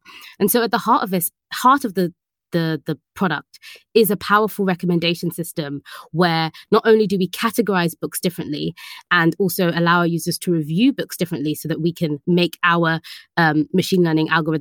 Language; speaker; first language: English; native; English